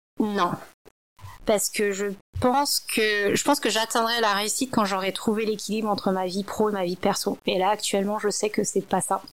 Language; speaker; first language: French; early bilingual, other home language; Min Nan Chinese